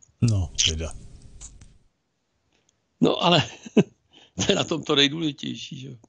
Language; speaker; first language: Czech; native; Czech